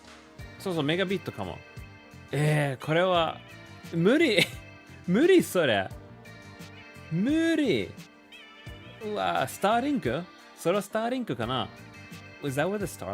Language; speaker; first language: Japanese; non-native, learner; English